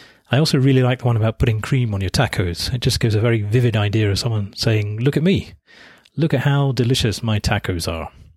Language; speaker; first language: English; native; English